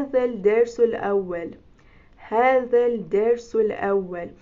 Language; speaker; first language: Arabic; non-native, fluent; Persian